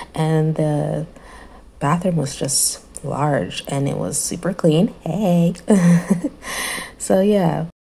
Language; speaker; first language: English; native; English